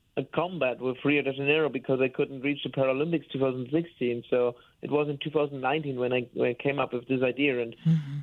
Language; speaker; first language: English; non-native, fluent; German